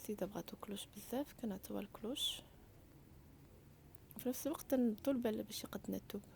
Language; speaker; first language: Arabic; native; Arabic